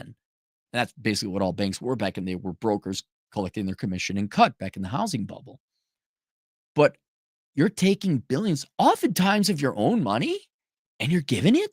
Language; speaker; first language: English; native; English